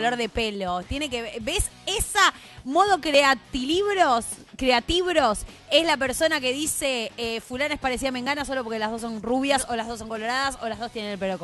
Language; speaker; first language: Spanish; native; Spanish